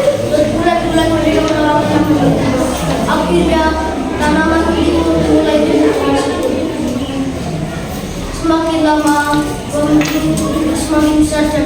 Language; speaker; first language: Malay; non-native, local second language; Javanese